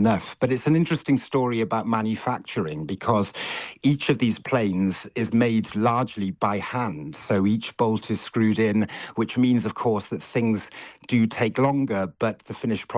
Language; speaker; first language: English; native; English